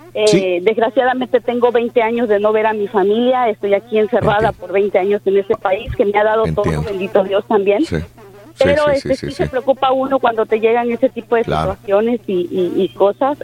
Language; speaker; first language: Spanish; native; Spanish